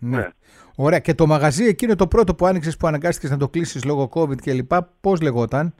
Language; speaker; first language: Greek; native; Greek